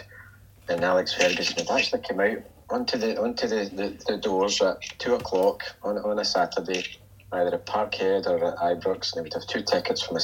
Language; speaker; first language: English; native; English